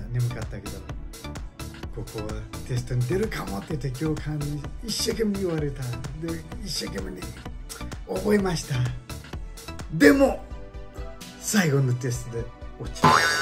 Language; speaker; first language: Japanese; non-native, fluent; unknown